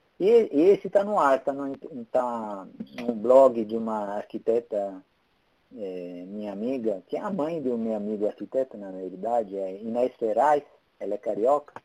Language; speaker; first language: Portuguese; non-native, fluent; Italian